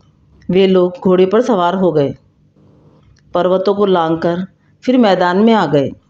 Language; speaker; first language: Hindi; native; Hindi